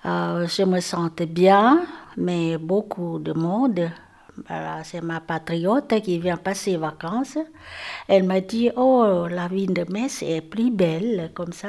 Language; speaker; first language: French; non-native, learner; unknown